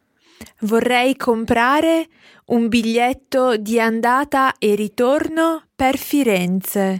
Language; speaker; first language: Italian; non-native, fluent; English